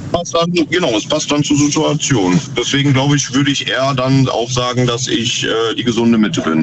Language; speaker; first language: German; native; German